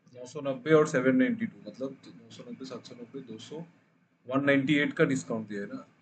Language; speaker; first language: Hindi; non-native, local second language; Bangla